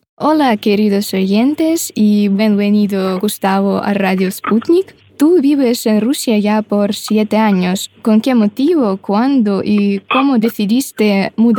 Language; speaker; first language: Spanish; non-native, fluent; Russian